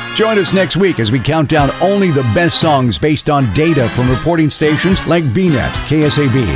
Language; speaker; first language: English; early bilingual, other home language; Spanish